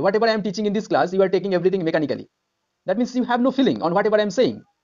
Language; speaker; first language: English; non-native, local second language; Bangla